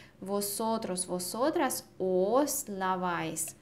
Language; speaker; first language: Spanish; non-native, fluent; Russian